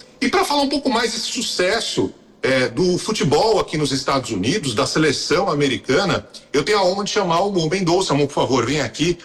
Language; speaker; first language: Portuguese; native; Portuguese